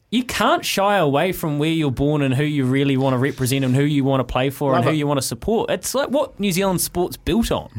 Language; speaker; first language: English; native; English